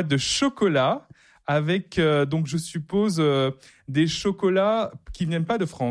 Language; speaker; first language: French; native; French